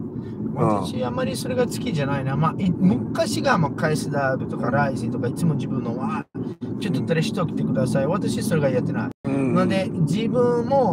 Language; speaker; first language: Japanese; non-native, learner; Portuguese